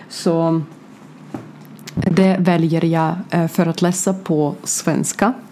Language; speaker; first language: Swedish; non-native, learner; Ukrainian